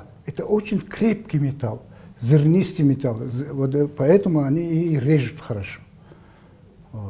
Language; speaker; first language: Russian; non-native, local second language; Uzbek